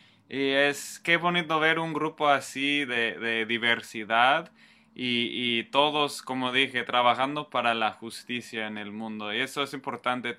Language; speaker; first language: Spanish; non-native, fluent; English